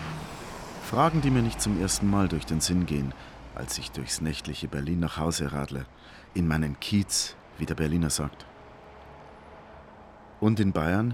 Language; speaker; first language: German; native; German